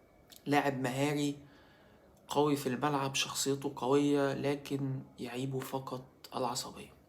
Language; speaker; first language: Arabic; native; Arabic